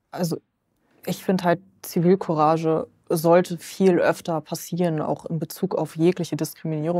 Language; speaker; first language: German; native; German